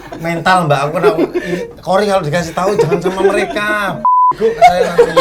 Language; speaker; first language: Indonesian; native; Indonesian